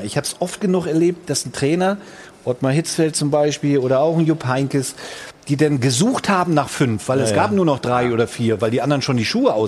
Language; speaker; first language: German; native; German